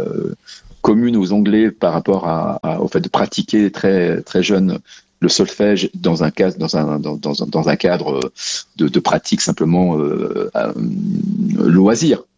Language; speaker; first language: French; native; French